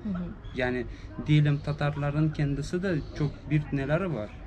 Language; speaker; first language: Turkish; non-native, fluent; Russian